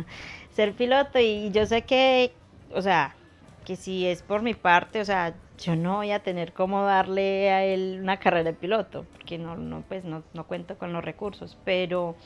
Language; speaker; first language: Spanish; native; Spanish